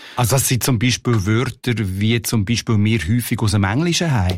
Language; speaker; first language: German; native; German